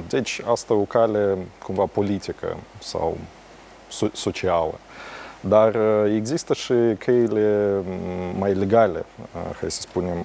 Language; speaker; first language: Romanian; non-native, local second language; Russian